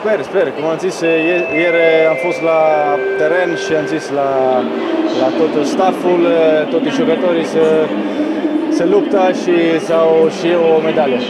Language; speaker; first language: Romanian; non-native, fluent; Italian